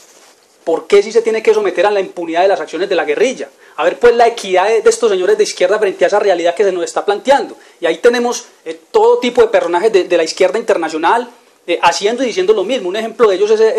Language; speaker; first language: Spanish; native; Spanish